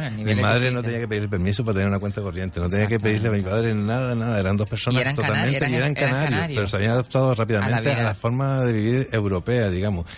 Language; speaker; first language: Spanish; early bilingual, other home language; French